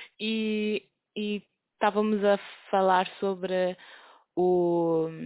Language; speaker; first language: Portuguese; non-native, local second language; Kabuverdianu